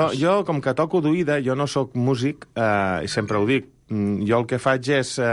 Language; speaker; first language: Catalan; native; Catalan